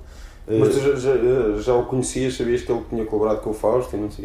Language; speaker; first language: Portuguese; native; Portuguese